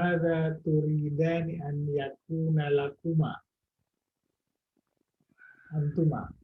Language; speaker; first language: Arabic; non-native, fluent; Indonesian